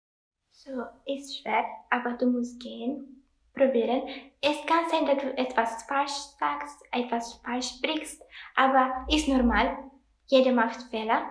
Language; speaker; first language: German; non-native, learner; Italian